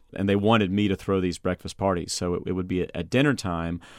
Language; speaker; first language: English; native; English